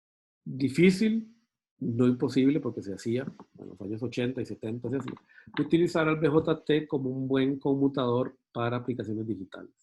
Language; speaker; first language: Spanish; native; Spanish